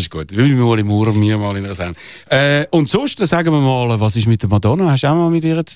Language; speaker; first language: German; native; German